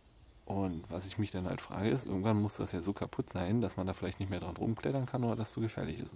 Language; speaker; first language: German; native; German